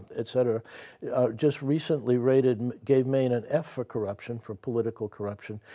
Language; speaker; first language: English; native; English